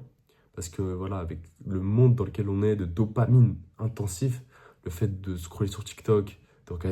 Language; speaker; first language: French; native; French